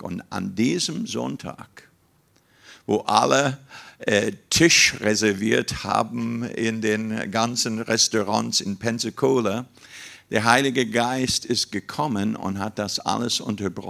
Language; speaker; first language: German; non-native, fluent; English